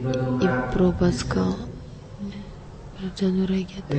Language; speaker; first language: Russian; non-native, learner; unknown